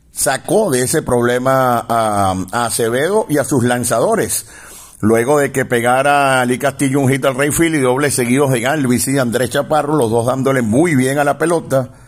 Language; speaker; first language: Spanish; native; Spanish